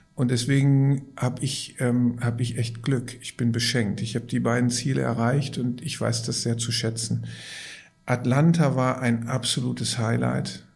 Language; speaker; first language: German; native; German